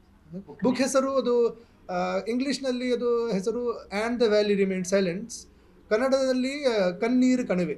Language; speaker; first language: Kannada; non-native, local second language; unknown